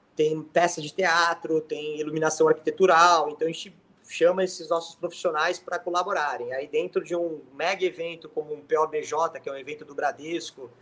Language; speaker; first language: Portuguese; native; Portuguese